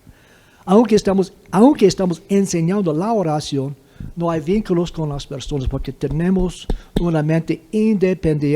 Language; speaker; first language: Spanish; non-native, fluent; English